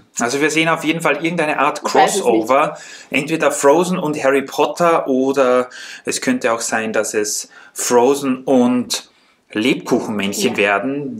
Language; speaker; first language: German; native; German